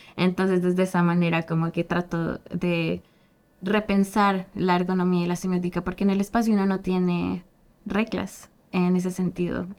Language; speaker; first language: Spanish; native; Spanish